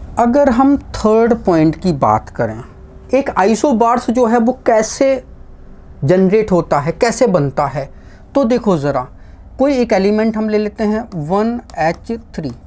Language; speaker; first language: Hindi; non-native, local second language; Gujarati